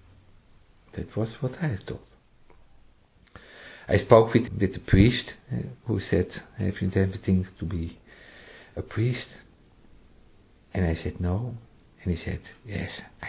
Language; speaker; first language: English; non-native, learner; Dutch